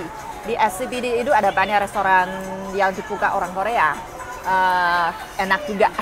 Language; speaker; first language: Indonesian; non-native, fluent; Chinese